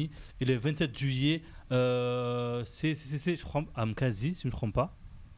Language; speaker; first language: French; native; French